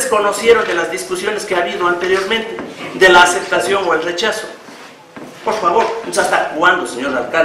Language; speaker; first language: Spanish; native; Spanish